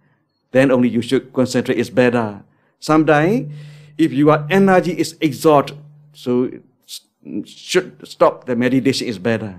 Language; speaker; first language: English; non-native, learner; Burmese